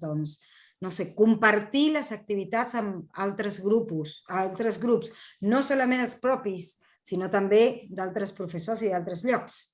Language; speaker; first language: Catalan; non-native, fluent; Spanish